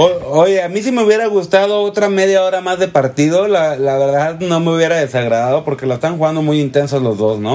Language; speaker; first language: Spanish; native; Spanish